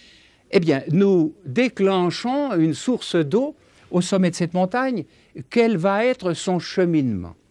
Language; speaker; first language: French; native; French